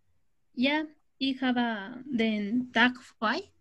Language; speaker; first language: German; non-native, learner; Spanish